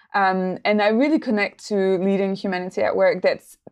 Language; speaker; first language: English; non-native, fluent; French